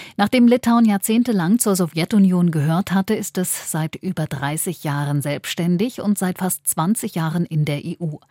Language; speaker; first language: German; native; German